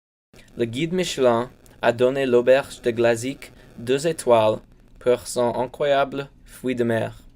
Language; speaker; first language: French; non-native, learner; English